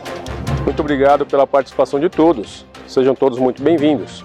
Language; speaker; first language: Portuguese; native; Portuguese